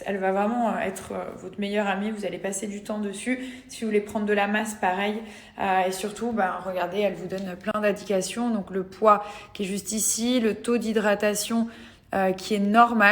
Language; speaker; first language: French; native; French